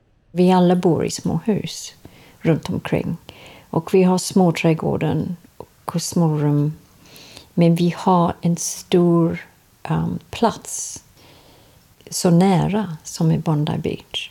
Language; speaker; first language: Swedish; non-native, fluent; English